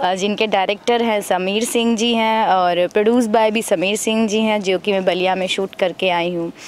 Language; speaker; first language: Hindi; native; Hindi